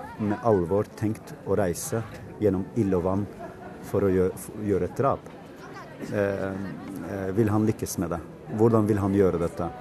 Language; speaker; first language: Norwegian; non-native, fluent; Kurdish